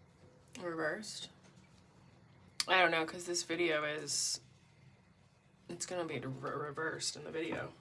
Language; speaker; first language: English; native; English